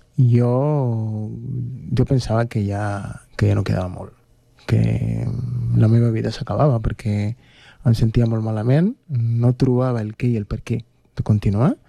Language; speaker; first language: Catalan; non-native, fluent; Spanish